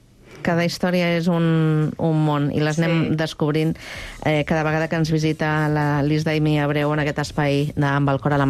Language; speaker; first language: Catalan; native; Catalan